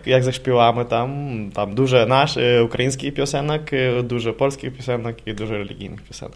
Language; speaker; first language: Polish; non-native, learner; Ukrainian